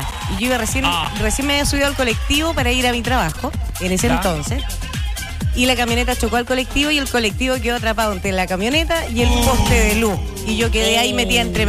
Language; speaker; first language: Spanish; native; Spanish